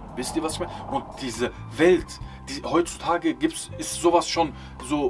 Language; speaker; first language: German; early bilingual, other home language; Turkish